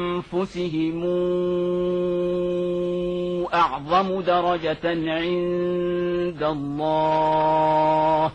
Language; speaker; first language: Arabic; native; Arabic